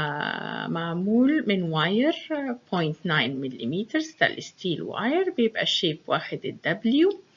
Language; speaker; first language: Arabic; native; Arabic